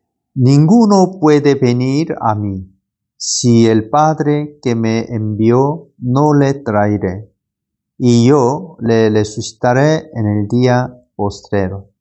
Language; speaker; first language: Spanish; non-native, learner; Korean